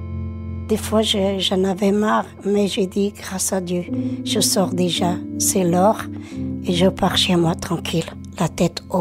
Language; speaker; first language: French; early bilingual, other home language; Portuguese